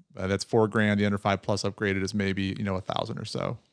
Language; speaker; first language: English; native; English